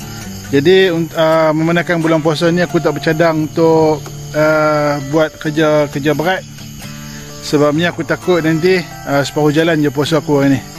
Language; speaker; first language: Malay; native; Malay